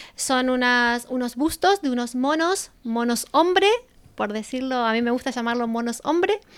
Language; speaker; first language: Spanish; native; Spanish